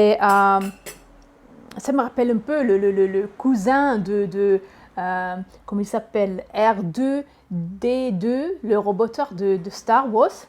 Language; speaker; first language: French; non-native, learner; Italian